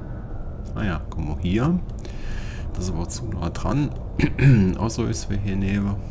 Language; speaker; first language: German; native; German